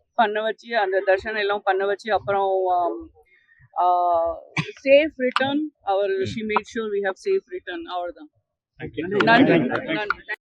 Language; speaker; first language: Tamil; non-native, fluent; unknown